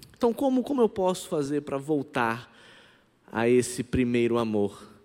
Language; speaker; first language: Portuguese; non-native, local second language; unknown